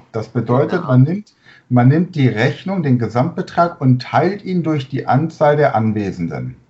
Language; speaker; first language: German; native; German